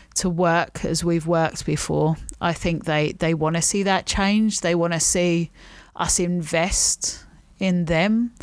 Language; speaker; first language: English; native; English